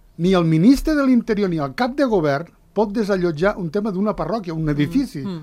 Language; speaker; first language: Catalan; native; Catalan